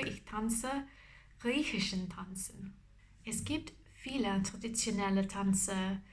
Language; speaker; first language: German; non-native, learner; English